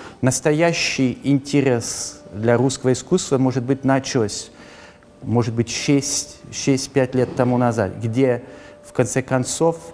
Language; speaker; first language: Russian; early bilingual, heritage; Russian